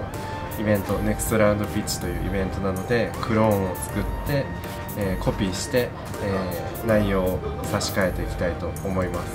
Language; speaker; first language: Japanese; native; Japanese